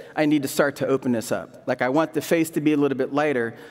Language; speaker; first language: English; native; English